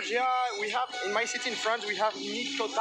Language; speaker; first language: English; non-native, learner; French